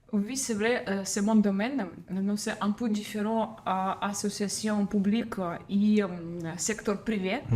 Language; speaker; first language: French; non-native, learner; Ukrainian